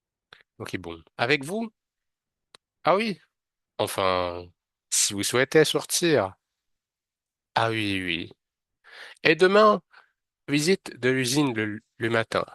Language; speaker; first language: French; non-native, fluent; Arabic